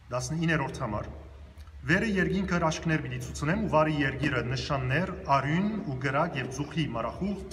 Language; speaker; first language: Armenian; early bilingual, heritage; Armenian